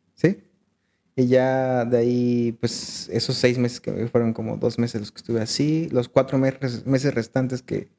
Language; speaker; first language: Spanish; native; Spanish